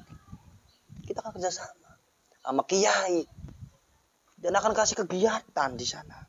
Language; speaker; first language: Indonesian; native; Indonesian